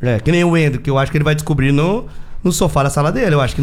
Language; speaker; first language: Portuguese; native; Portuguese